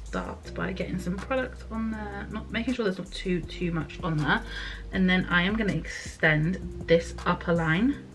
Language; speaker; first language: English; native; English